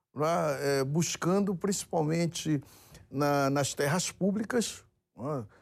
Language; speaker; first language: Portuguese; native; Portuguese